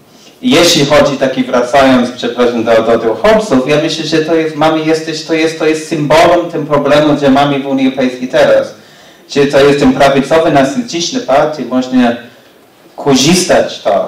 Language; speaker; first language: Polish; non-native, learner; English